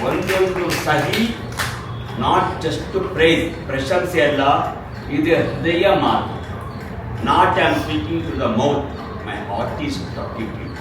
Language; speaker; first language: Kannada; non-native, learner; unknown